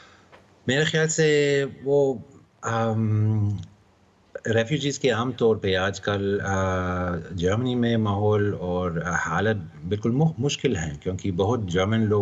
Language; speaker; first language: Hindi; non-native, fluent; German